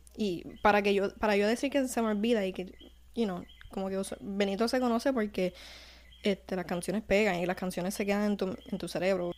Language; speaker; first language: Spanish; early bilingual, heritage; Spanish